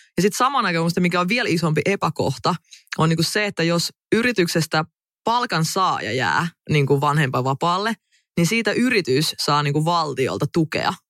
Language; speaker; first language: Finnish; early bilingual, other home language; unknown